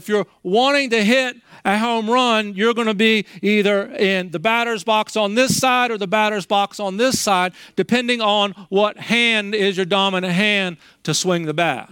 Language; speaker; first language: English; native; English